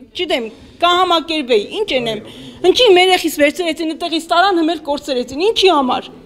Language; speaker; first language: Armenian; native; Armenian